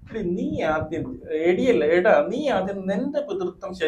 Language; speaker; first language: Malayalam; native; Malayalam